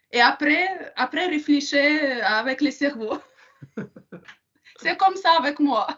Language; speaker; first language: French; non-native, learner; Ukrainian